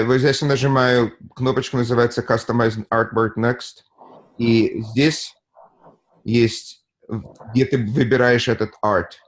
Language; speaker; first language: Russian; early bilingual, heritage; Russian